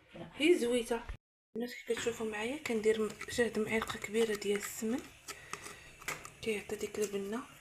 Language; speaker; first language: Arabic; native; Arabic